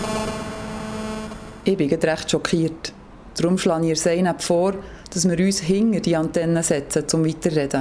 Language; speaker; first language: German; native; German